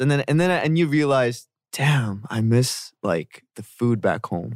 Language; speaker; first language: English; early bilingual, other home language; Korean